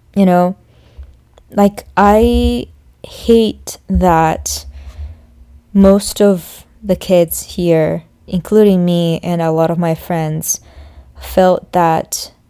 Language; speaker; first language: English; non-native, fluent; Japanese